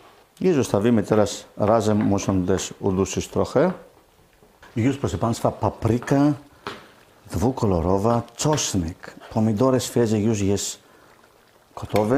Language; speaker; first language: Polish; non-native, learner; Greek